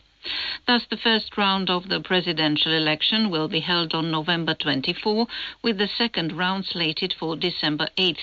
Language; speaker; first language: English; non-native, fluent; Romanian